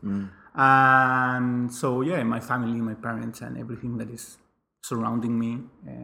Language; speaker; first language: English; non-native, fluent; Spanish